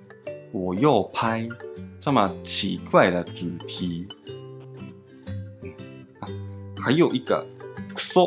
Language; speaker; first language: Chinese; non-native, fluent; Japanese